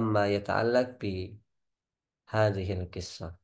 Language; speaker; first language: Arabic; non-native, fluent; Indonesian